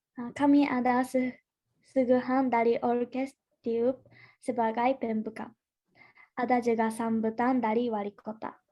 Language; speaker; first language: Indonesian; non-native, learner; Japanese